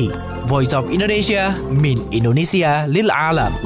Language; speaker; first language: Arabic; non-native, fluent; Indonesian